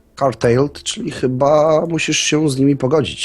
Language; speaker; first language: Polish; native; Polish